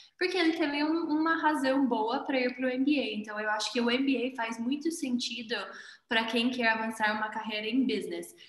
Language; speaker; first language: Portuguese; non-native, fluent; English